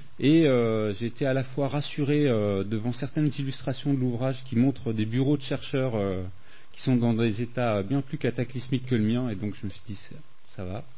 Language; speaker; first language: French; native; French